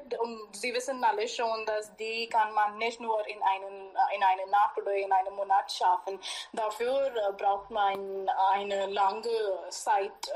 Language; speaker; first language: German; non-native, learner; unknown